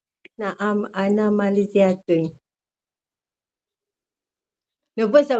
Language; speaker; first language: Malay; native; Malay